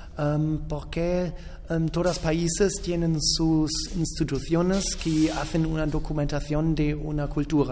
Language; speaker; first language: Spanish; non-native, fluent; German